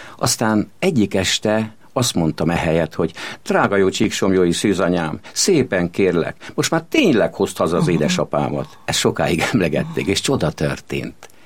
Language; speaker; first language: Hungarian; native; Hungarian